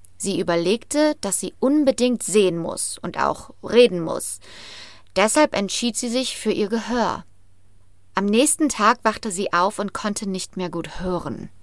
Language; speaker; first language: German; native; German